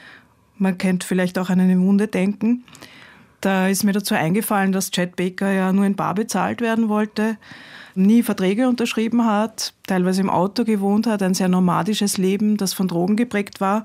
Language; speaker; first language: German; native; German